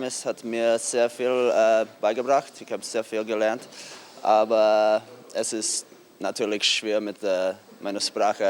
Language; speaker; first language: German; non-native, learner; English